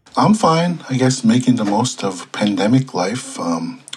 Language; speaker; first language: English; native; English